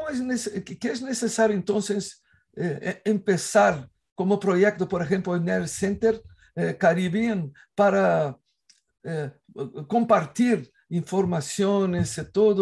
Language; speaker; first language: Spanish; non-native, fluent; Portuguese